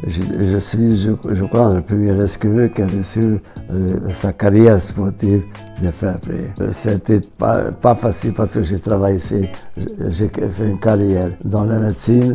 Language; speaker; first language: French; non-native, fluent; Hungarian